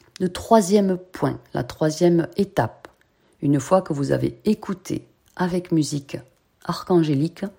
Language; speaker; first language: French; native; French